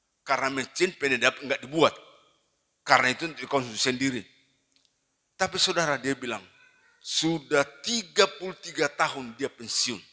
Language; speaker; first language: Indonesian; non-native, local second language; Batak Toba